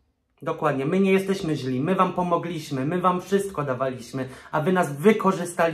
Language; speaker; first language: Polish; native; Polish